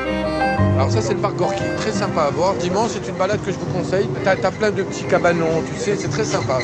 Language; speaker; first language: French; native; French